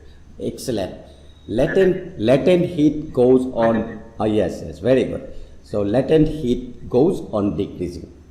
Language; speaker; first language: English; non-native, local second language; Assamese